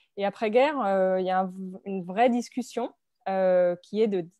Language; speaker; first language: French; native; French